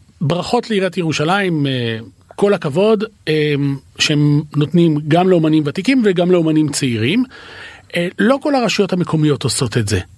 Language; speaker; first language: Hebrew; native; Hebrew